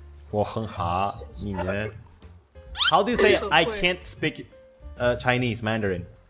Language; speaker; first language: English; non-native, fluent; Indonesian